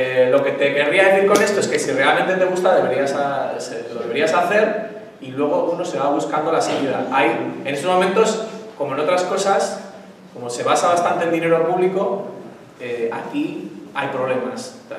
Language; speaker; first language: Spanish; native; Spanish